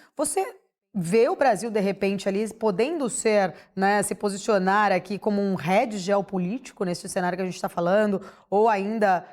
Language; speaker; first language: Portuguese; native; Portuguese